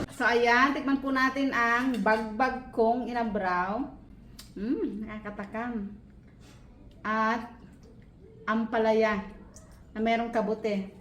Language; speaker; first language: Filipino; non-native, local second language; Iloko